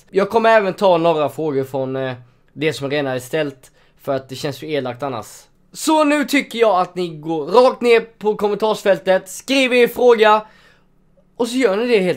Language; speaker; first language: Swedish; native; Swedish